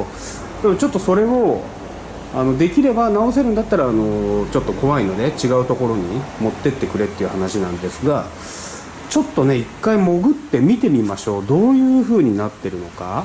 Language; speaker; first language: Japanese; native; Japanese